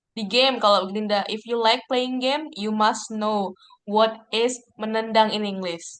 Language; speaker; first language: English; non-native, fluent; Indonesian